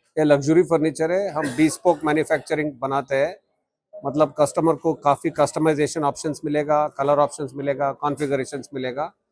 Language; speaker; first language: Hindi; non-native, local second language; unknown